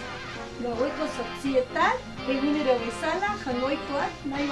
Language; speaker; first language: Basque; non-native, learner; Spanish